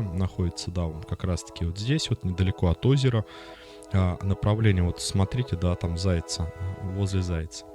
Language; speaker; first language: Russian; native; Russian